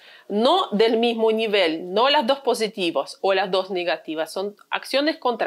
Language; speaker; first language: Spanish; non-native, fluent; Russian